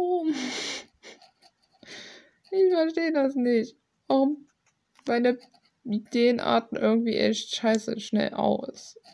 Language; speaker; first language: German; native; German